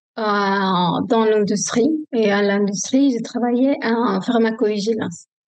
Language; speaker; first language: French; non-native, fluent; Spanish